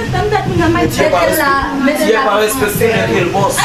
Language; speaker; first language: French; non-native, learner; Haitian Creole